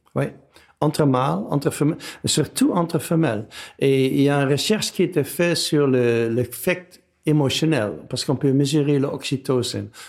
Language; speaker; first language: French; non-native, fluent; Dutch